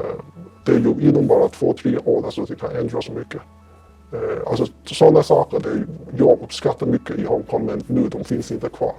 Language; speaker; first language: Swedish; non-native, fluent; Cantonese